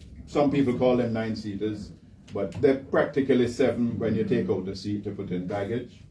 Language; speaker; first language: English; native; English